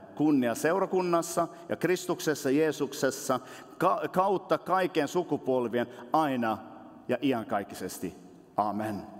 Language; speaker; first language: Finnish; non-native, local second language; Swedish